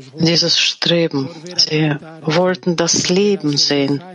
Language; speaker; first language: German; non-native, fluent; Portuguese